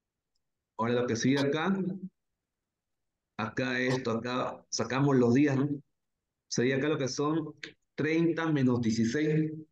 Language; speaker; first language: Spanish; native; Spanish